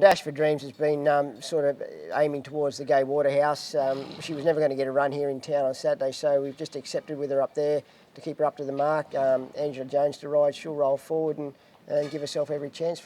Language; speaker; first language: English; native; English